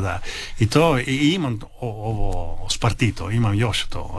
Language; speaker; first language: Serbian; early bilingual, heritage; Italian